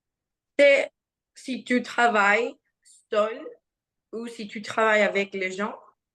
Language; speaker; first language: French; non-native, learner; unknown